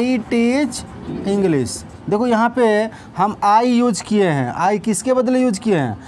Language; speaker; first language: Hindi; native; Hindi